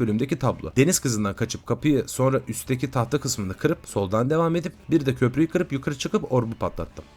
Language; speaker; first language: Turkish; native; Turkish